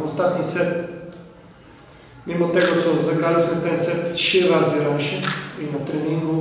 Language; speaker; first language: Polish; non-native, learner; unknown